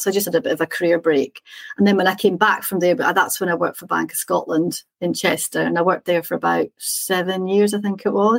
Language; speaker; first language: English; native; English